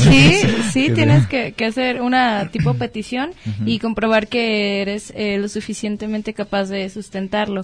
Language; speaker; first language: Spanish; native; Spanish